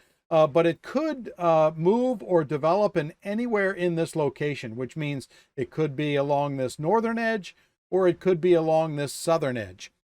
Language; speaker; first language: English; native; English